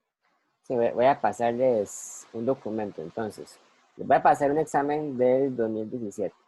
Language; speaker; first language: Spanish; native; Spanish